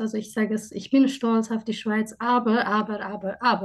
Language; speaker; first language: German; non-native, fluent; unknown